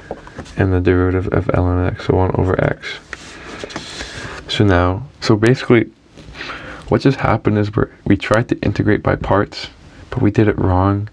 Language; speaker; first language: English; native; English